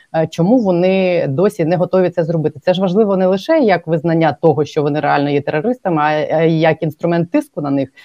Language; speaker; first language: Ukrainian; native; Ukrainian